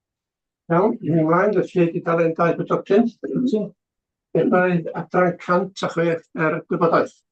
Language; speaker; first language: Welsh; native; Welsh